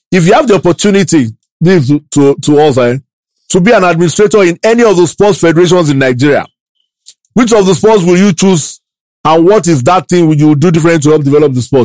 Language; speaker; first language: English; non-native, local second language; Yoruba